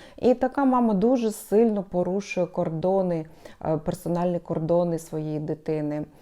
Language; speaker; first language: Ukrainian; non-native, local second language; Russian